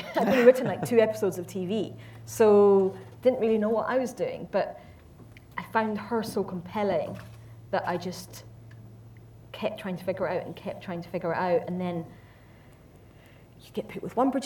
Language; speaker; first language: English; native; English